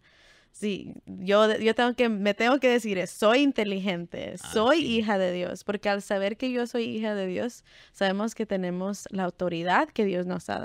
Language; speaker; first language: Spanish; early bilingual, heritage; Spanish